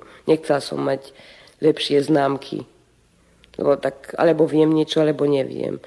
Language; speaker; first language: Slovak; early bilingual, heritage; Slovak